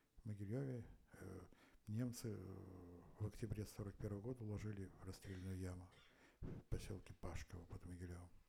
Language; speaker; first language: Russian; native; Russian